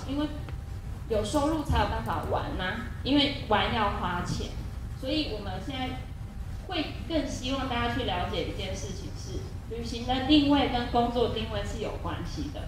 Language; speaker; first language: Chinese; native; Chinese